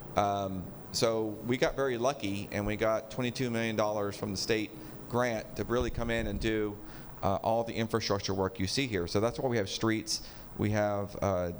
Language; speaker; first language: English; native; English